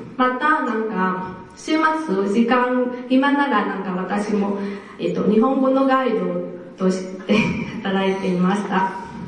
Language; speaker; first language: Japanese; non-native, fluent; Vietnamese